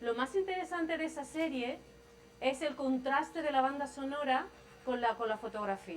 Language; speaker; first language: Spanish; native; Spanish